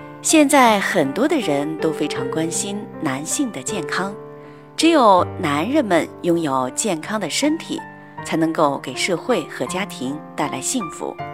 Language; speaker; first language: Chinese; native; Chinese